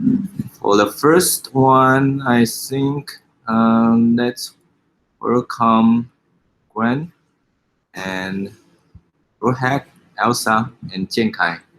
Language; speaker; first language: English; non-native, fluent; Chinese